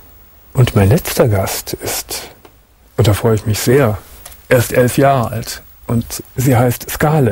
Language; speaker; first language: German; native; German